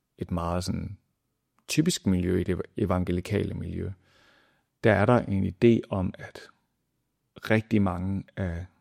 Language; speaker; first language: Danish; native; Danish